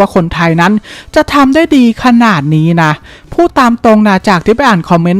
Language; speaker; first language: Thai; native; Thai